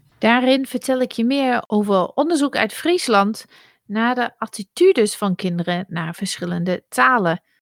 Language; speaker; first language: Dutch; non-native, fluent; English